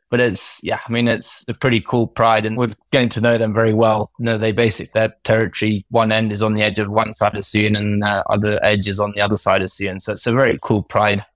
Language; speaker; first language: English; native; English